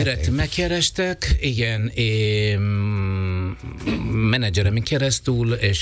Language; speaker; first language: Hungarian; non-native, learner; Italian